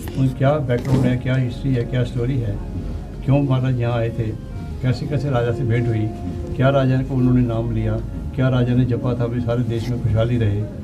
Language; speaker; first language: Hindi; non-native, local second language; Punjabi